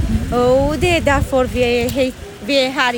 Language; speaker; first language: Swedish; non-native, learner; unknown